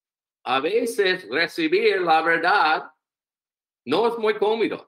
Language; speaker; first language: Spanish; non-native, learner; English